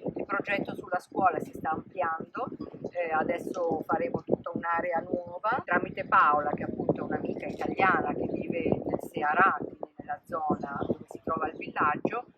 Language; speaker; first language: Italian; native; Italian